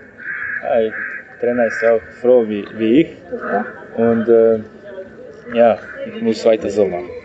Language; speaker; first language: German; non-native, learner; Croatian